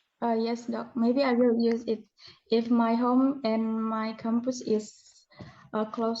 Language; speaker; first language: English; non-native, learner; Indonesian